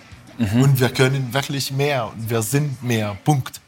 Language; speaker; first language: German; non-native, fluent; Arabic